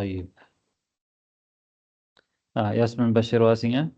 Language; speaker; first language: Arabic; non-native, fluent; Tamil